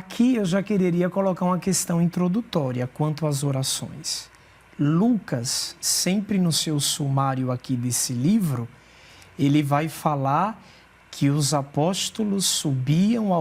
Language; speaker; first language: Portuguese; native; Portuguese